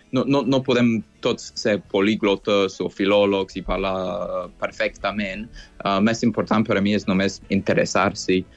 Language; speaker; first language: Catalan; non-native, fluent; English